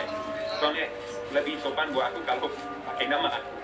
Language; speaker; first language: Indonesian; non-native, learner; English